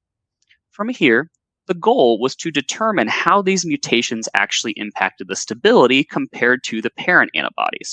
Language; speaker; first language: English; native; English